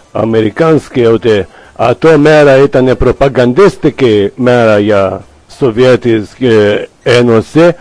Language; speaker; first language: Greek; non-native, learner; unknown